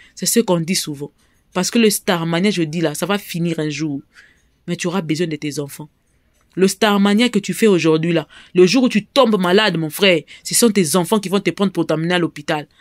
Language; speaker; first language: French; non-native, local second language; Lingala